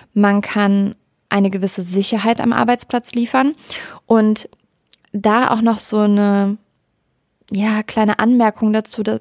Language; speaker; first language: German; native; German